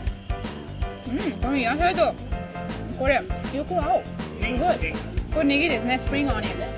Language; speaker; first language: Japanese; non-native, learner; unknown